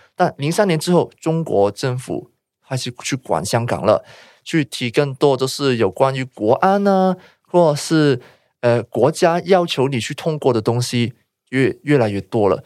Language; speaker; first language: Chinese; non-native, local second language; Cantonese